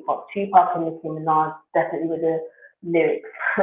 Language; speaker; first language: English; native; English